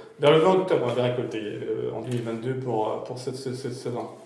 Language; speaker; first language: French; native; French